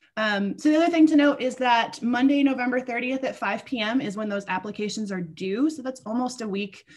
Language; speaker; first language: English; native; English